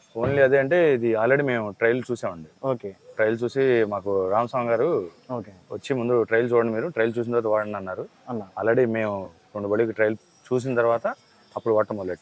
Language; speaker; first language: Telugu; native; Telugu